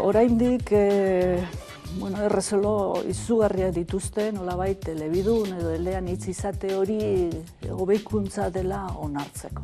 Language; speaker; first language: Basque; native; Basque